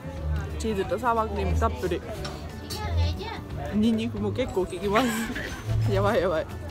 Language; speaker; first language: Japanese; non-native, fluent; Hungarian